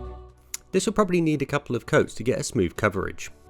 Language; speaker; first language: English; native; English